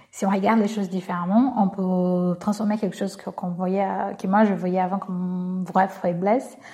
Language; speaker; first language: French; non-native, fluent; Portuguese